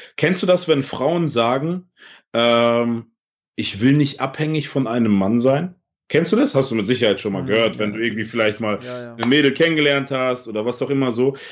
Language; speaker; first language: German; early bilingual, other home language; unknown